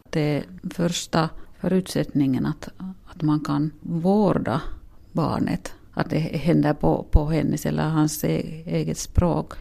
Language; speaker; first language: Swedish; non-native, local second language; Finnish